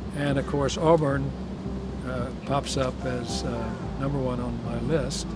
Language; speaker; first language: English; native; English